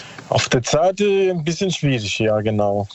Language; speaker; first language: German; non-native, learner; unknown